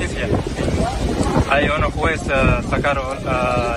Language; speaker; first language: Spanish; non-native, learner; Arabic